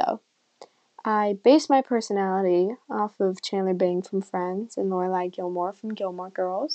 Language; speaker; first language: English; native; English